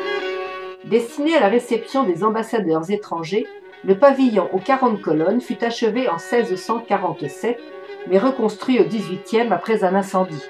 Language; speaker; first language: French; native; French